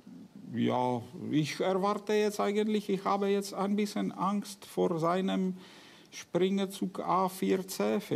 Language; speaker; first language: German; non-native, fluent; Czech